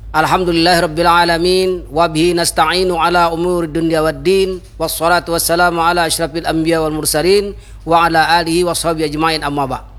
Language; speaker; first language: Malay; non-native, local second language; Banjar